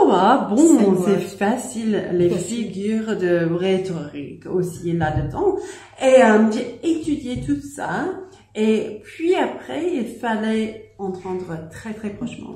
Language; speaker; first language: French; non-native, learner; English